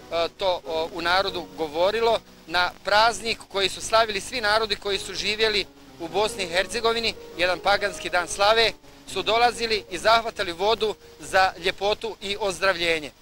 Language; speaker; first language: Bosnian; native; Bosnian